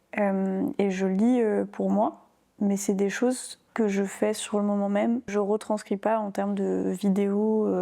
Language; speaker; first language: French; native; French